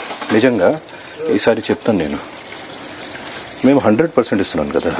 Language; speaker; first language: Telugu; non-native, fluent; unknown